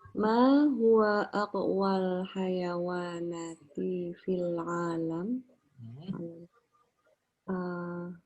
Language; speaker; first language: Arabic; non-native, learner; Indonesian